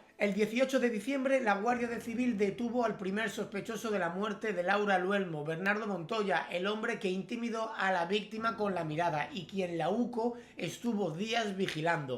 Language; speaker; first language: Spanish; native; Spanish